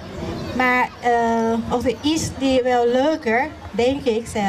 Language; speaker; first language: Dutch; non-native, learner; Thai